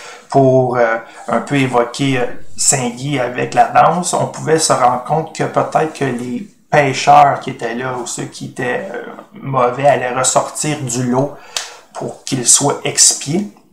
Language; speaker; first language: French; native; French